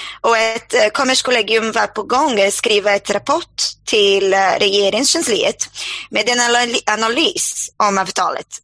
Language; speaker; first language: Swedish; non-native, fluent; Portuguese